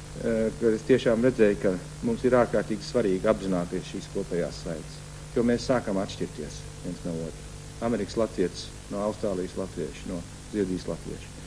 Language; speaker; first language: Latvian; early bilingual, heritage; Latvian